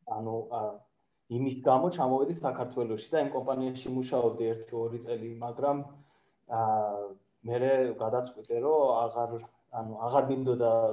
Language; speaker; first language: Georgian; non-native, fluent; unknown